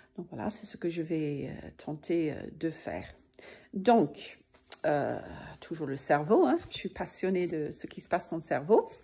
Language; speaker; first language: French; native; French